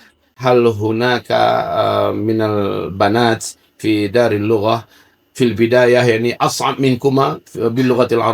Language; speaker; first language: Arabic; non-native, fluent; Indonesian